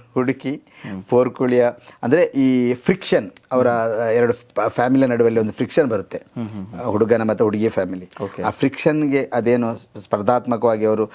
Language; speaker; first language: Kannada; non-native, local second language; Tulu